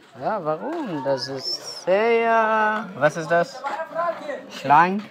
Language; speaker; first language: German; non-native, learner; Arabic